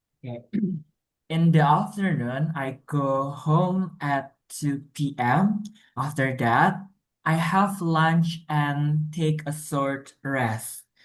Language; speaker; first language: English; non-native, learner; Indonesian